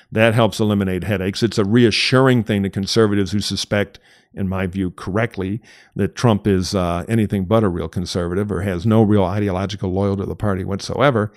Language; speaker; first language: English; native; English